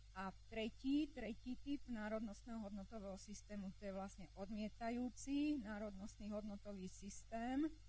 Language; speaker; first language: Slovak; non-native, local second language; Hungarian